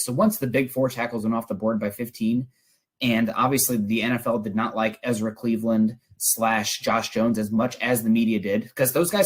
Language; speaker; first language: English; native; English